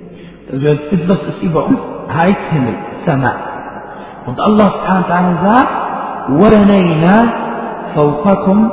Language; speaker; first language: German; non-native, fluent; Arabic